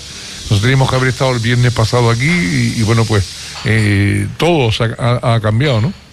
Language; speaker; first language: Spanish; native; Spanish